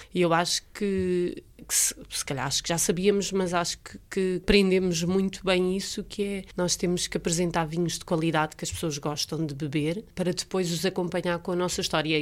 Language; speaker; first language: Portuguese; native; Portuguese